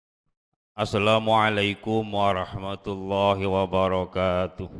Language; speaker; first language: Indonesian; native; Indonesian